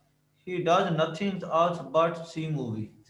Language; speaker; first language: English; non-native, learner; Urdu